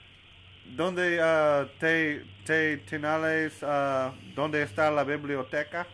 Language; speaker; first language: Spanish; non-native, learner; English